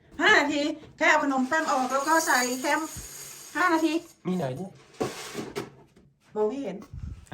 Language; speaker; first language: Thai; native; Thai